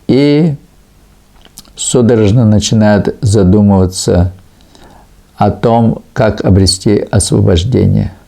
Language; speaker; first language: Russian; native; Russian